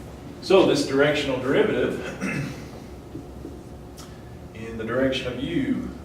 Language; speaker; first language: English; native; English